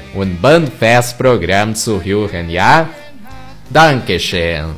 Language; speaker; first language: German; non-native, learner; Portuguese